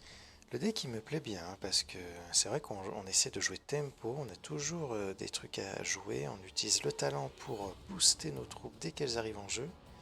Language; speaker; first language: French; native; French